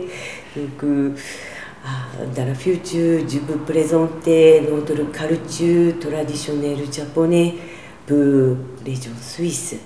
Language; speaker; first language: French; non-native, learner; Japanese